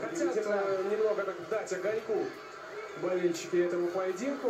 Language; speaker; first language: Russian; native; Russian